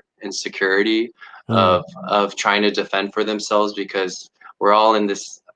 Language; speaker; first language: English; native; English